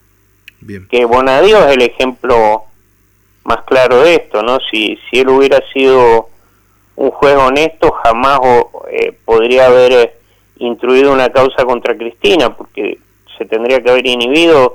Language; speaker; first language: Spanish; native; Spanish